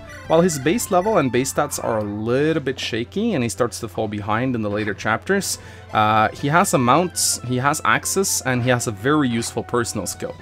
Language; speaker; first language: English; native; English